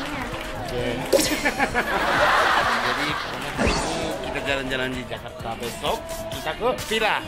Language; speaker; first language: Indonesian; non-native, fluent; Japanese